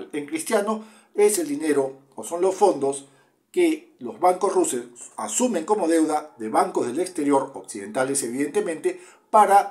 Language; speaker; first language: Spanish; native; Spanish